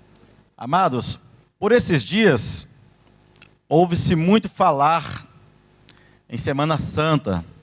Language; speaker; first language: Portuguese; native; Portuguese